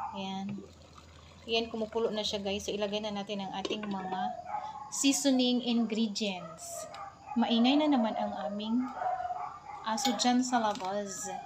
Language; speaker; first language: Filipino; non-native, local second language; Cebuano